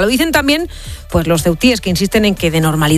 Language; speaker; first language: Spanish; native; Spanish